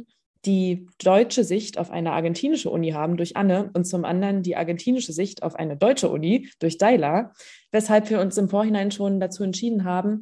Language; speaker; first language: German; native; German